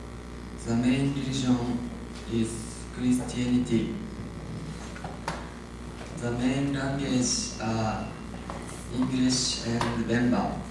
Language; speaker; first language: English; non-native, learner; Japanese